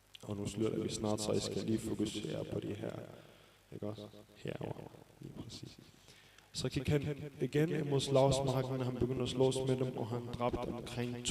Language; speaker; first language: Danish; early bilingual, other home language; Arabic